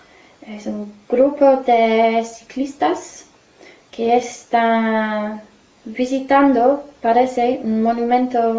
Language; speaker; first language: Spanish; non-native, learner; English